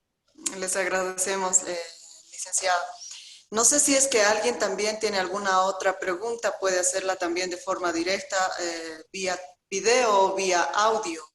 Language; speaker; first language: Spanish; native; Spanish